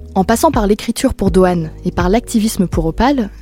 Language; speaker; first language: French; native; French